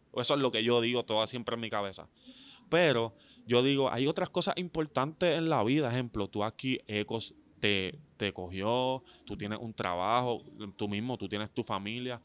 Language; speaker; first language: Spanish; native; Spanish